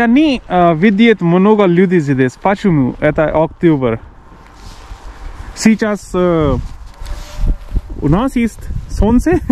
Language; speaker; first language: Russian; non-native, learner; Hindi